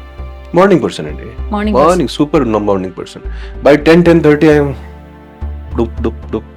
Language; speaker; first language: Telugu; non-native, fluent; Hindi